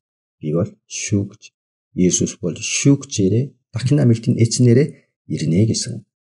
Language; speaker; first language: Mongolian; non-native, fluent; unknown